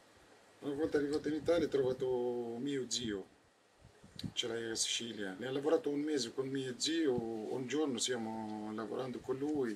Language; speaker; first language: Italian; non-native, learner; Arabic